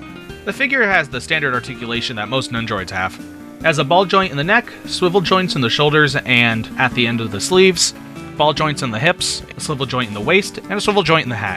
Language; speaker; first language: English; native; English